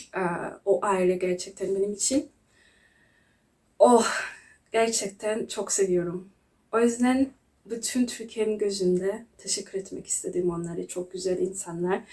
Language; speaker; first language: Turkish; non-native, learner; Kinyarwanda